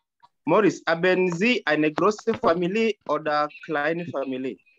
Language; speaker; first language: German; non-native, learner; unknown